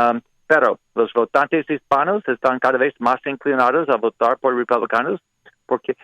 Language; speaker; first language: Spanish; non-native, learner; English